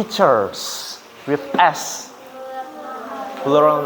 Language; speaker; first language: English; non-native, fluent; Indonesian